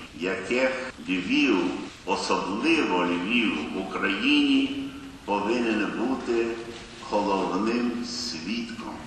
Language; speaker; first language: Ukrainian; early bilingual, heritage; Ukrainian